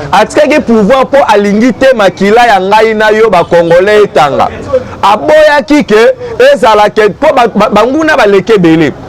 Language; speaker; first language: Lingala; native; Lingala